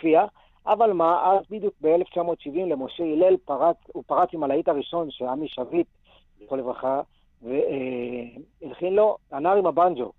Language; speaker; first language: Hebrew; native; Hebrew